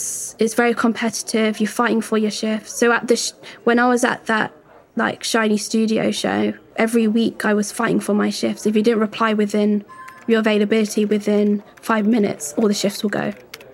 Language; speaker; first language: English; native; English